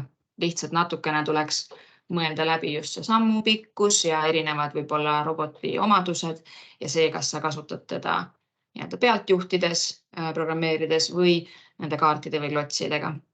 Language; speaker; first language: Estonian; native; Estonian